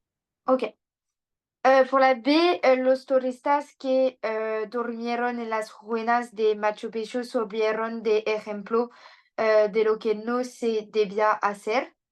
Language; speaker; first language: Spanish; non-native, learner; French